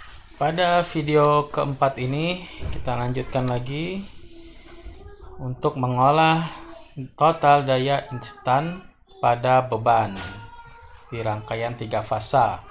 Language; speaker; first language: Indonesian; native; Indonesian